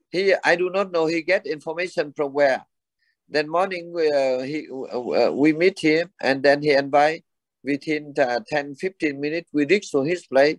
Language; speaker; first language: English; non-native, learner; Vietnamese